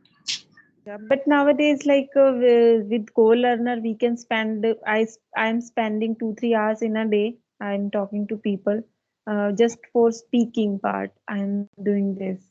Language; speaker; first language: English; non-native, fluent; Hindi